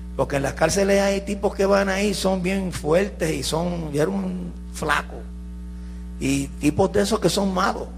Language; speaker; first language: Spanish; early bilingual, heritage; Spanish